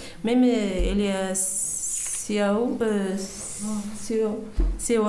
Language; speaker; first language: French; non-native, learner; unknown